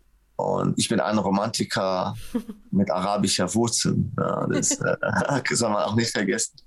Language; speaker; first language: German; non-native, fluent; Arabic